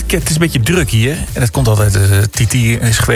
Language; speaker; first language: Dutch; native; Dutch